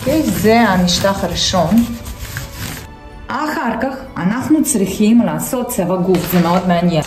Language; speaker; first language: Hebrew; non-native, fluent; Russian